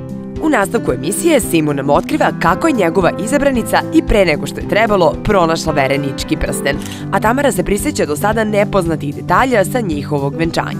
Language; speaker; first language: Croatian; native; Croatian